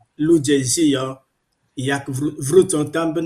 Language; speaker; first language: Polish; non-native, fluent; Lingala